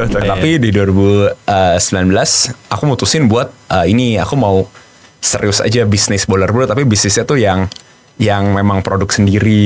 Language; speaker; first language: Indonesian; native; Indonesian